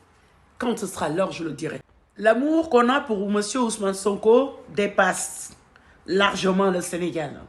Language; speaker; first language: French; non-native, local second language; Wolof